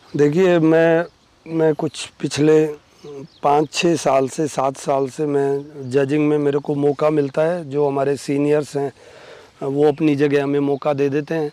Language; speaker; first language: Hindi; native; Hindi